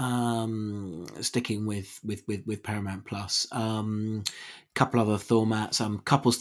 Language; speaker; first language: English; native; English